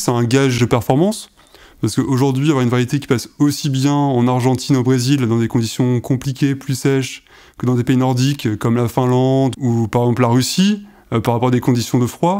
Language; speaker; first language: French; native; French